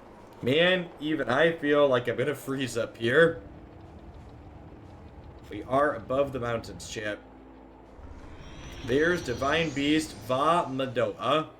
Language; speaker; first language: English; native; English